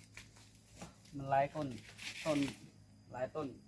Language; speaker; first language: Thai; non-native, local second language; Lao